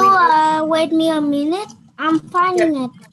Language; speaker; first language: English; non-native, learner; Vietnamese